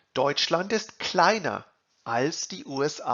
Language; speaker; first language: German; non-native, fluent; English